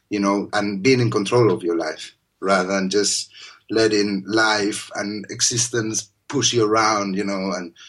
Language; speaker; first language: English; non-native, fluent; Spanish